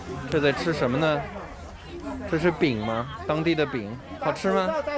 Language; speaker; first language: Chinese; non-native, fluent; English